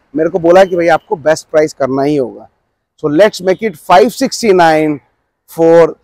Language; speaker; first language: Hindi; native; Hindi